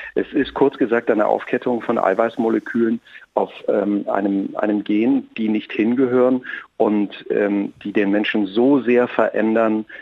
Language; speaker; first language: German; native; German